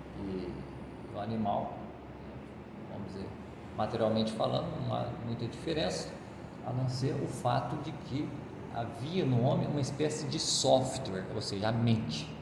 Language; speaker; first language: Portuguese; native; Portuguese